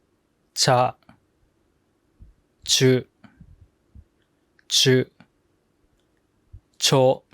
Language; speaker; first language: Japanese; native; Japanese